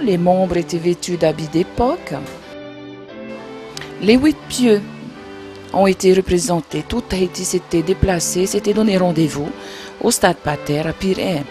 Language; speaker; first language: French; native; French